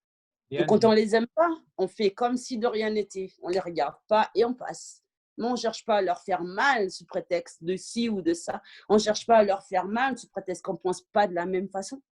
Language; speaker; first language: French; early bilingual, other home language; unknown